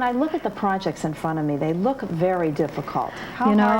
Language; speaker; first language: English; native; English